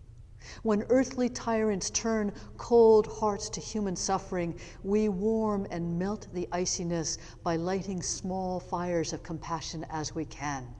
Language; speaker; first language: English; native; English